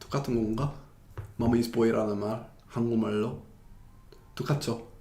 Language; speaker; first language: Korean; non-native, fluent; English